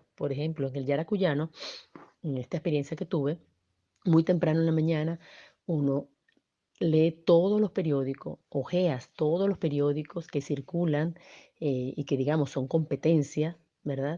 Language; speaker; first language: Spanish; native; Spanish